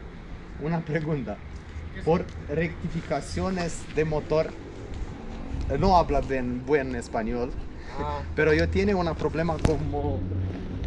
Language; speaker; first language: Spanish; non-native, learner; Romanian